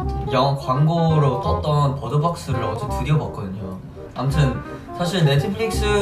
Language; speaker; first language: Korean; native; Korean